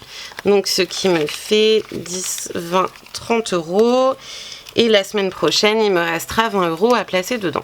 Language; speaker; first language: French; native; French